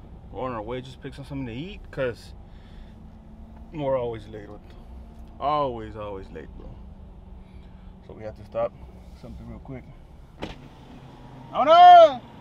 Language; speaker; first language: English; early bilingual, other home language; Spanish